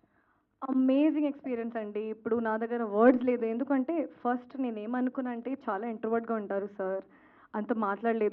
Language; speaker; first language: Telugu; non-native, fluent; Hindi